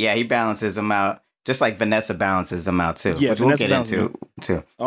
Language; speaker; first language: English; native; English